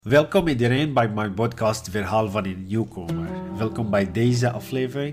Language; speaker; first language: Dutch; non-native, learner; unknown